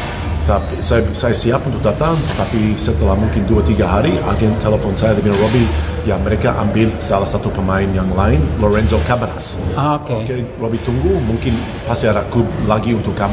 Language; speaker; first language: Indonesian; non-native, fluent; English